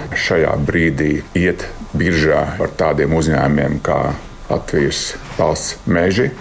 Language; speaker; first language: Latvian; native; Latvian